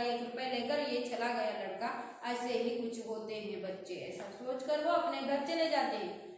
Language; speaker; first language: Hindi; non-native, local second language; Kannada